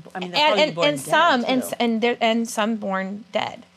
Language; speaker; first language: English; native; English